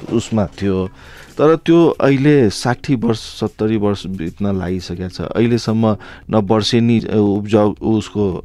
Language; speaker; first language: Nepali; non-native, local second language; Maithili